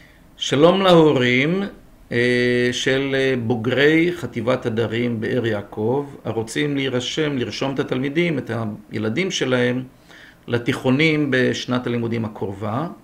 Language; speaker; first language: Hebrew; native; Hebrew